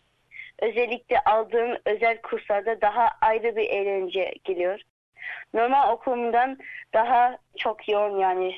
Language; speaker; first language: Turkish; early bilingual, heritage; Turkish